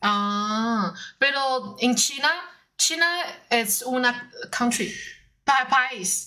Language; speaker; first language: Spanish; non-native, learner; Chinese